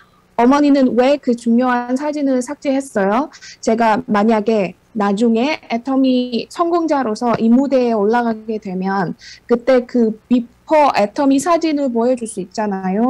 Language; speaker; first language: Korean; non-native, fluent; Indonesian